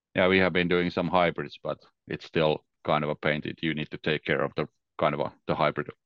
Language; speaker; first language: English; non-native, fluent; Finnish